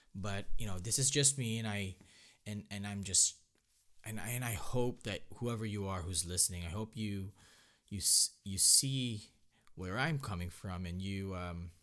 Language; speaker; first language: English; non-native, local second language; Filipino